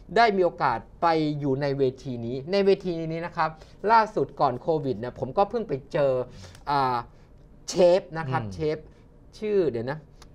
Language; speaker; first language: Thai; native; Thai